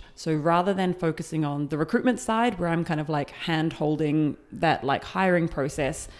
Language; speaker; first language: English; native; English